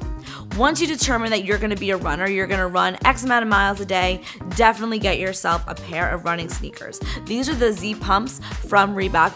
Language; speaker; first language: English; native; English